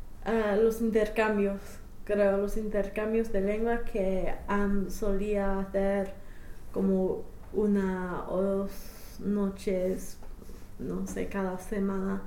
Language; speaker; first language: Spanish; non-native, fluent; English